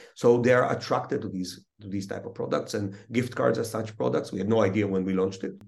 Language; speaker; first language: English; early bilingual, other home language; Hebrew